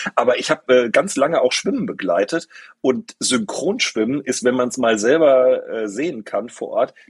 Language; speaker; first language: German; native; German